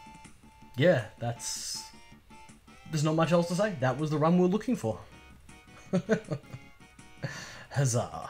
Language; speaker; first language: English; native; English